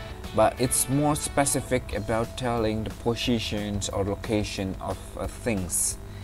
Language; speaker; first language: English; non-native, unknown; Indonesian